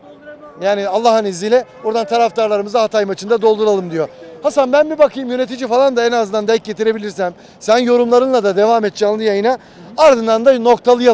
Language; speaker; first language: Turkish; native; Turkish